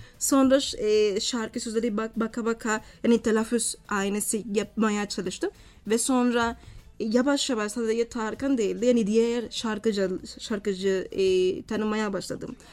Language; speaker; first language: Turkish; non-native, fluent; Spanish